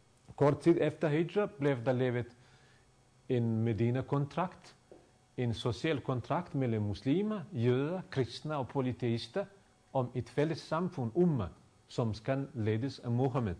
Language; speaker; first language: Danish; non-native, fluent; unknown